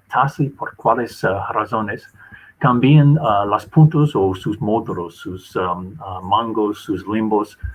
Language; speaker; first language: Spanish; non-native, fluent; English